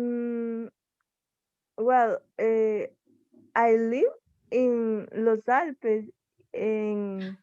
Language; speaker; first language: English; non-native, learner; Spanish